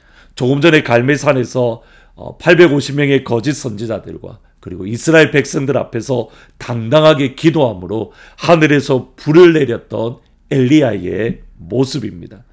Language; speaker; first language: Korean; native; Korean